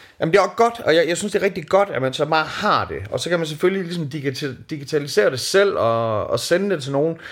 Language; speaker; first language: Danish; native; Danish